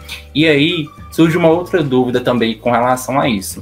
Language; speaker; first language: Portuguese; native; Portuguese